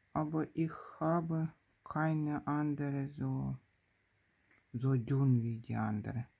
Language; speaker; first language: German; non-native, fluent; Russian